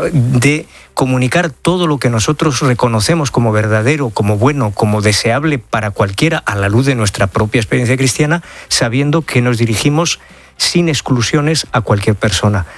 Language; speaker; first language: Spanish; native; Spanish